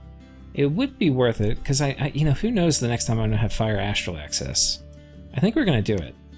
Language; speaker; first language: English; native; English